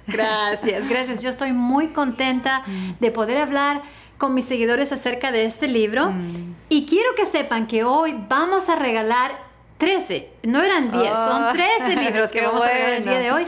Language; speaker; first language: Spanish; native; Spanish